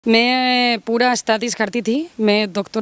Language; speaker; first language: Hindi; non-native, learner; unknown